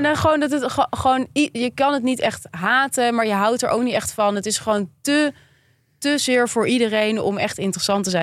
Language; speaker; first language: Dutch; native; Dutch